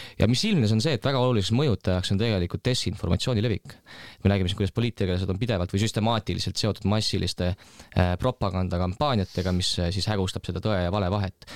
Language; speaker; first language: Estonian; native; Estonian